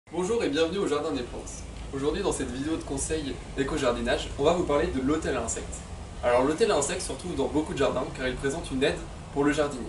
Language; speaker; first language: French; native; French